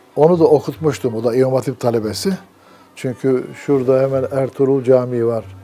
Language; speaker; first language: Turkish; native; Turkish